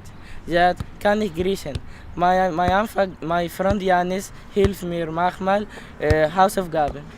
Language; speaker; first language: German; non-native, learner; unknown